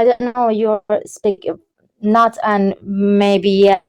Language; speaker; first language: English; non-native, learner; Turkish